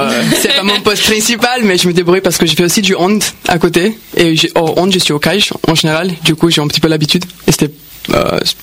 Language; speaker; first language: French; non-native, fluent; Romanian